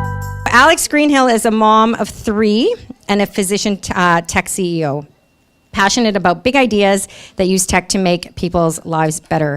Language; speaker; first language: English; native; English